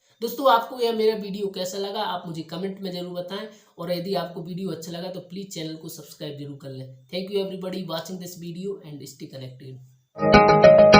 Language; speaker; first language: Hindi; native; Hindi